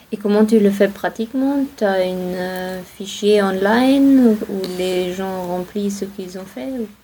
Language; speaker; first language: French; non-native, fluent; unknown